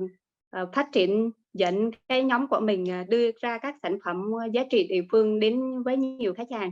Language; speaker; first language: Vietnamese; native; Vietnamese